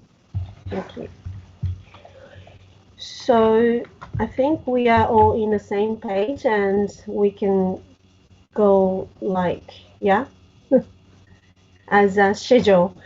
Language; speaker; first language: English; non-native, fluent; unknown